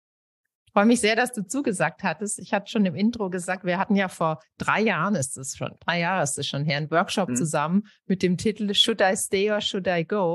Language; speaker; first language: German; native; German